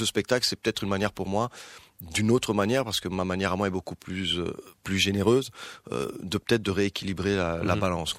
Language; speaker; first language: French; early bilingual, other home language; Arabic